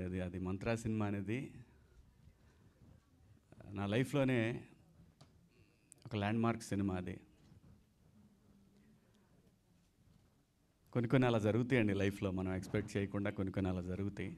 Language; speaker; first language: Telugu; native; Telugu